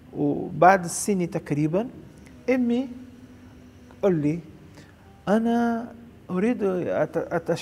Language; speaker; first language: Arabic; non-native, learner; Portuguese